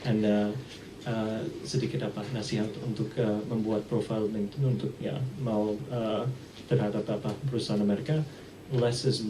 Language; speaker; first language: Indonesian; early bilingual, heritage; English